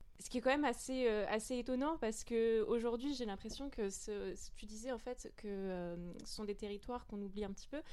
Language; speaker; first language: French; native; French